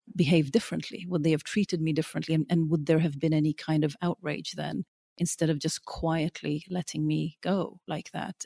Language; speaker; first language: English; early bilingual, other home language; Norwegian